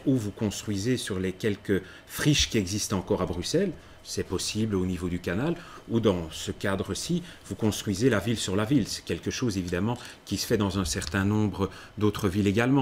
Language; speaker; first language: French; native; French